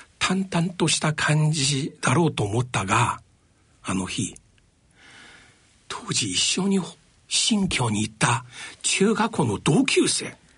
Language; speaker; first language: Japanese; non-native, fluent; Chinese